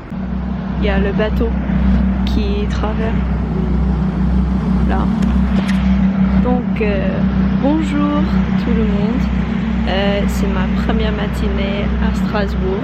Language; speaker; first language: French; non-native, learner; English